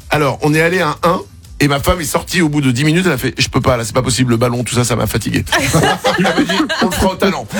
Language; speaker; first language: French; native; French